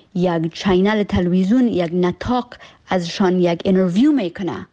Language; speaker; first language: Persian; early bilingual, heritage; Persian